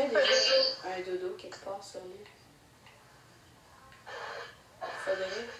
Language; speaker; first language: French; native; French